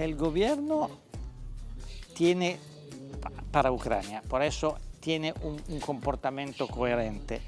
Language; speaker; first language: Spanish; non-native, fluent; Italian